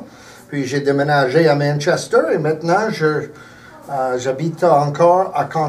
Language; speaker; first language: French; early bilingual, heritage; English